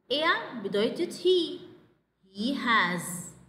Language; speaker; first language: German; non-native, fluent; Arabic